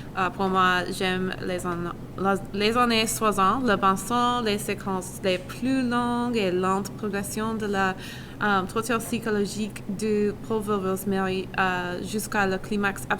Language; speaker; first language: French; non-native, learner; English